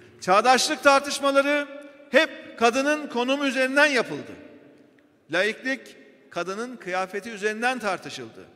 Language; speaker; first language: Turkish; native; Turkish